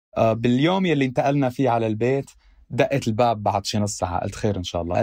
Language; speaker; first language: Arabic; native; Arabic